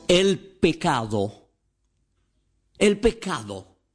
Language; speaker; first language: Spanish; native; Spanish